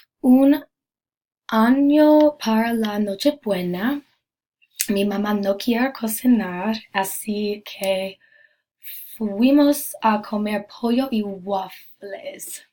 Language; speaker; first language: Spanish; non-native, learner; English